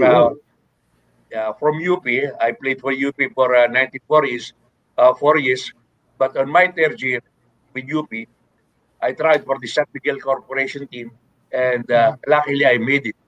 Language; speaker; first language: English; non-native, local second language; Filipino